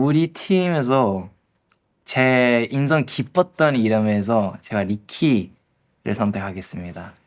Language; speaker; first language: Korean; early bilingual, heritage; English